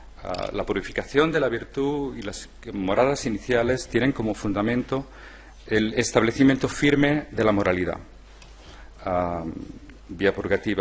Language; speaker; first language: Spanish; native; Spanish